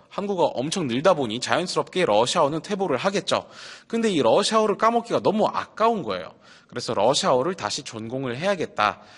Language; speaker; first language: Korean; early bilingual, heritage; Russian